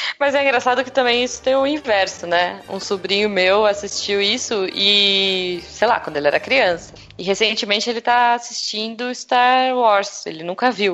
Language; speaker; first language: Portuguese; native; Portuguese